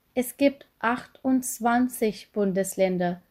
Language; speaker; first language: German; non-native, fluent; Gujarati